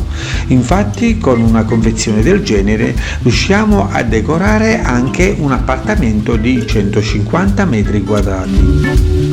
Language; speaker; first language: Italian; native; Italian